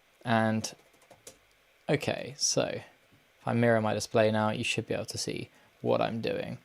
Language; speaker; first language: English; native; English